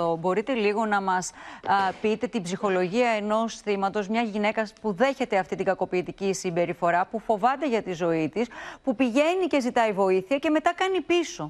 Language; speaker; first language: Greek; native; Greek